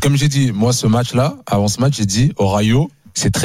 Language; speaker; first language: French; native; French